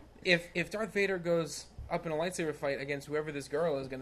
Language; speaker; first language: English; native; English